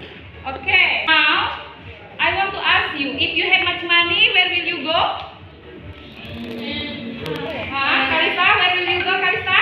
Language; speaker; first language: English; non-native, fluent; Indonesian